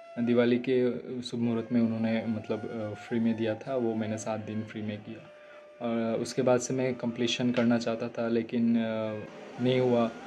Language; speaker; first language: Hindi; non-native, local second language; Bangla